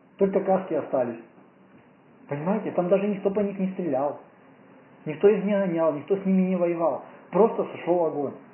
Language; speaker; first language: Russian; native; Russian